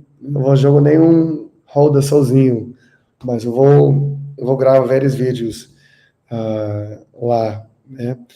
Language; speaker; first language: Portuguese; non-native, learner; English